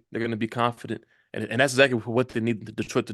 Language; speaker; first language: English; native; English